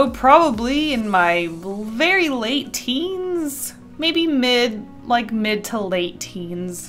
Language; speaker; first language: English; native; English